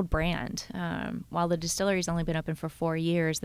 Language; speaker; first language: English; native; English